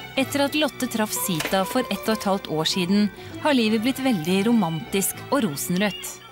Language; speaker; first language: Norwegian; native; Norwegian